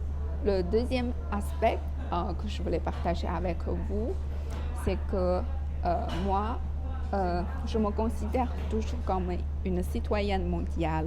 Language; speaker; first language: French; non-native, fluent; Chinese